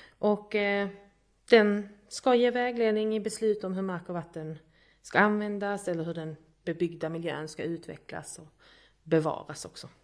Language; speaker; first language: Swedish; native; Swedish